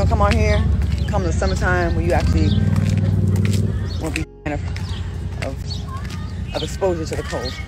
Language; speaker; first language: English; native; English